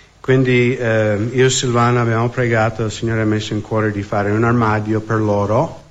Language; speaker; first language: Italian; non-native, fluent; English